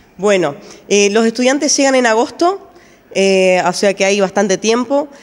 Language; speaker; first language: Spanish; native; Spanish